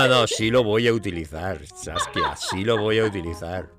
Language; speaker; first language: Spanish; native; Spanish